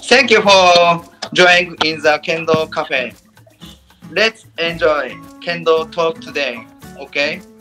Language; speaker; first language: English; non-native, learner; Japanese